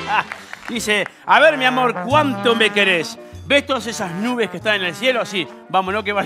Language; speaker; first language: Spanish; native; Spanish